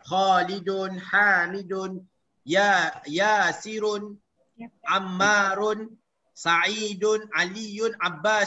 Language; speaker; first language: Arabic; non-native, fluent; Malay